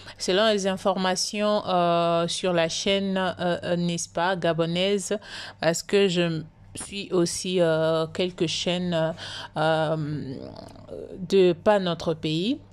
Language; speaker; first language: French; non-native, local second language; Lingala